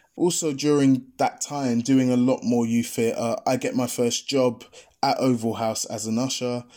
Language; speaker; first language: English; native; English